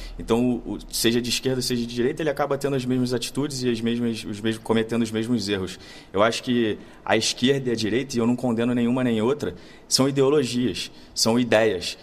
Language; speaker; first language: Portuguese; native; Portuguese